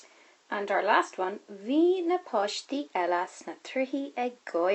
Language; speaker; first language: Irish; non-native, local second language; English